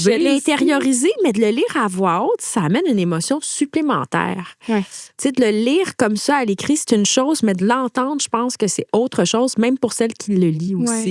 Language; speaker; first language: French; native; French